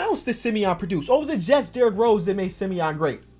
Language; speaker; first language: English; native; English